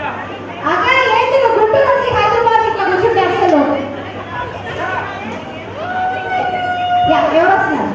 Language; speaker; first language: Telugu; native; Telugu